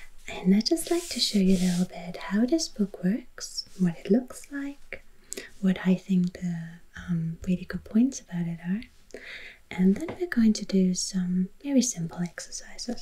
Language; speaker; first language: English; non-native, fluent; German